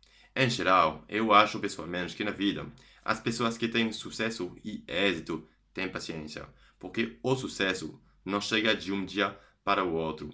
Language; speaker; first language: Portuguese; non-native, fluent; French